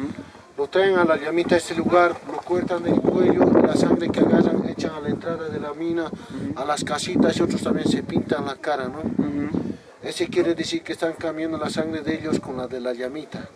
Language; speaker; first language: Spanish; native; Spanish